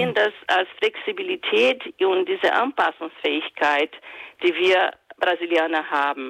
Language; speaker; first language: German; non-native, fluent; Portuguese